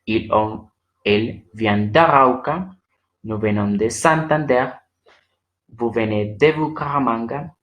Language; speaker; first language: French; non-native, learner; Spanish